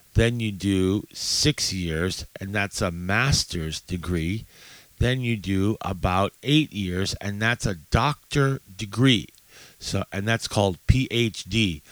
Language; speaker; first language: English; native; English